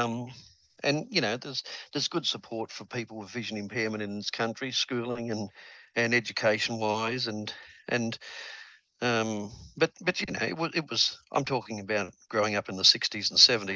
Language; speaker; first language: English; native; English